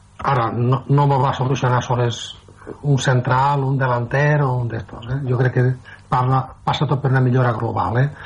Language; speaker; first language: Catalan; native; Catalan